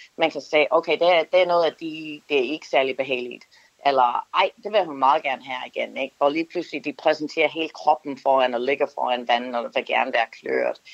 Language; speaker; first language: Danish; non-native, fluent; English